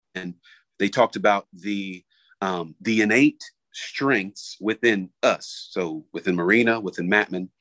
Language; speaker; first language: English; native; English